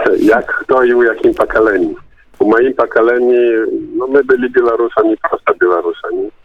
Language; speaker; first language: Polish; non-native, local second language; Belarusian